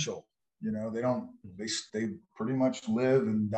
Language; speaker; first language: English; native; English